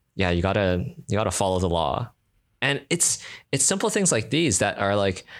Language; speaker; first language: English; native; English